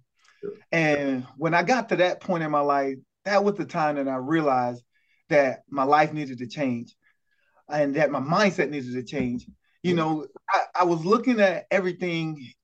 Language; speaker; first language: English; native; English